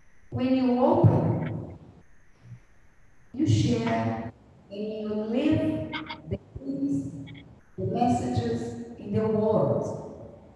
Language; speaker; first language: English; non-native, learner; Portuguese